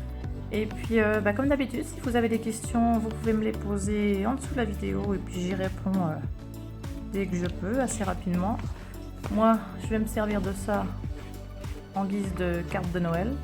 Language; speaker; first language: French; native; French